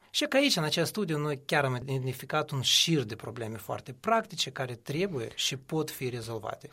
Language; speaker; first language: Romanian; non-native, local second language; Russian